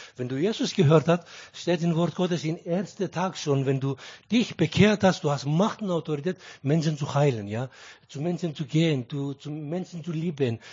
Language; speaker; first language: German; early bilingual, other home language; Greek